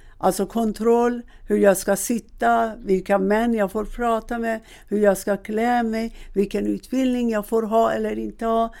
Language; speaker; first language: Swedish; non-native, fluent; Persian